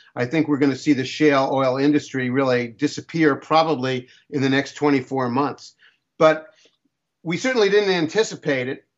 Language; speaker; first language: English; native; English